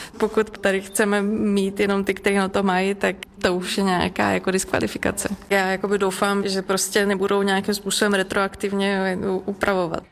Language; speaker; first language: Czech; native; Czech